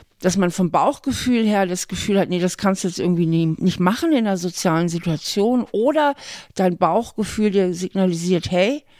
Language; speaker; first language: German; native; German